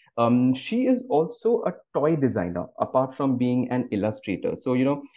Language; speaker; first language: English; non-native, local second language; Bangla